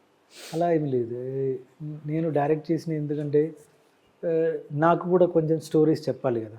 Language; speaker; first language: Telugu; non-native, learner; Malayalam